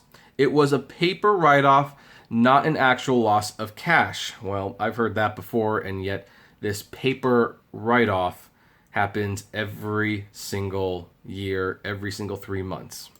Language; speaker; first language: English; native; English